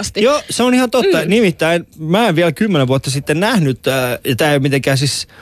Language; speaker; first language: Finnish; early bilingual, other home language; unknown